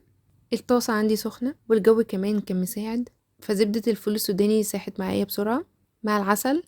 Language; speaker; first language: Arabic; native; Arabic